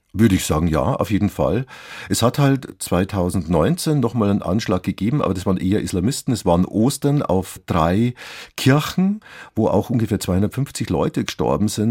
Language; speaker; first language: German; native; German